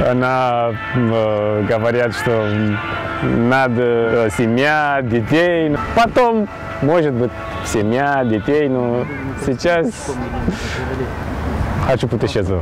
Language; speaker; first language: Russian; non-native, learner; Romanian